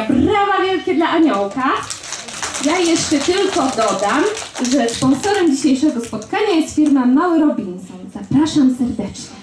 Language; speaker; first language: Polish; native; Polish